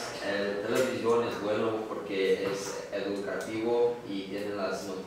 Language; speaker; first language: Spanish; non-native, learner; English